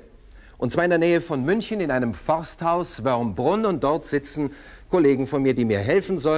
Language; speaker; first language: German; native; German